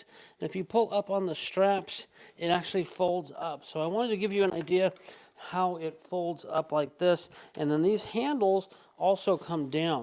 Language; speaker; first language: English; native; English